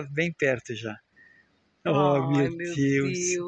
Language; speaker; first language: Portuguese; native; Portuguese